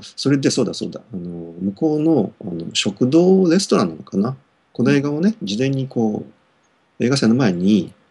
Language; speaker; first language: Japanese; native; Japanese